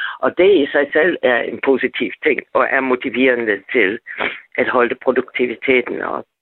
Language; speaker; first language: Danish; non-native, fluent; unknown